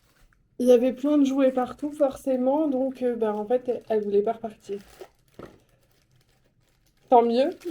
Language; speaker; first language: French; native; French